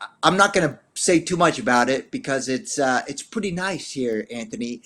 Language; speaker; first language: English; native; English